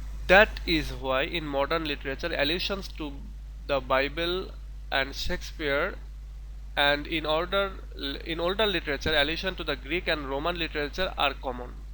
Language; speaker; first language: English; non-native, local second language; Bangla